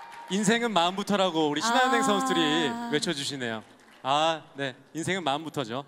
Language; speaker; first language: Korean; native; Korean